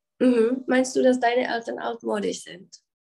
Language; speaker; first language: German; non-native, fluent; Czech